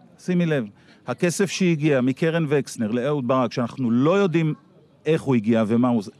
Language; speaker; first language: Hebrew; native; Hebrew